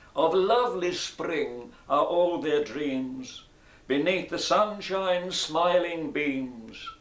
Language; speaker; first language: English; native; English